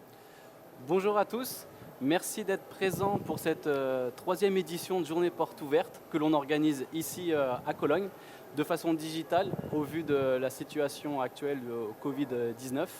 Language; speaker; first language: French; native; French